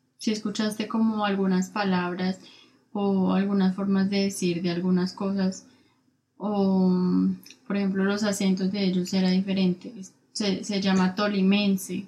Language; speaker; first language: Spanish; native; Spanish